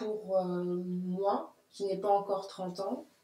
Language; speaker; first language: French; native; French